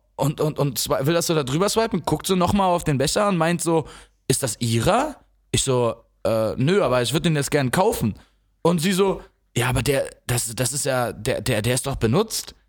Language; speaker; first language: German; native; German